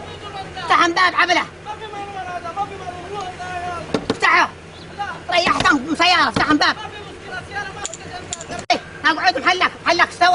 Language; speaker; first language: Arabic; native; Arabic